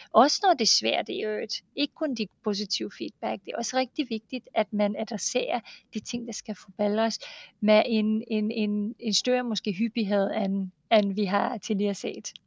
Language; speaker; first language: Danish; non-native, fluent; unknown